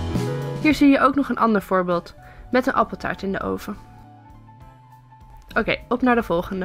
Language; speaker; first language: Dutch; native; Dutch